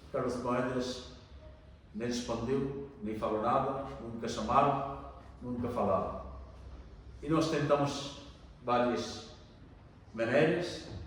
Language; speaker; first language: Portuguese; non-native, learner; Bangla